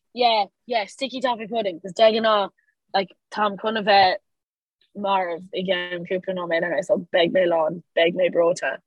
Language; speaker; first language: Irish; non-native, local second language; English